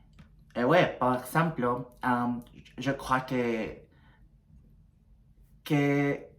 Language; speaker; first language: French; non-native, learner; Spanish